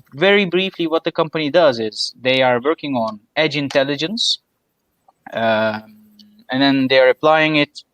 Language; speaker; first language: English; non-native, fluent; Turkish